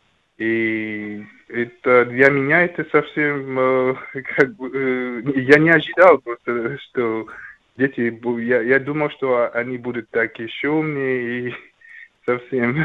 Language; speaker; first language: Russian; non-native, learner; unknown